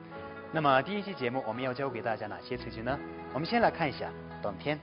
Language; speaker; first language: Chinese; non-native, local second language; Tibetan